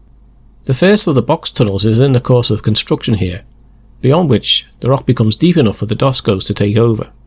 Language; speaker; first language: English; native; English